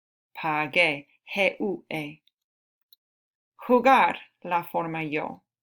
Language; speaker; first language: Spanish; non-native, fluent; English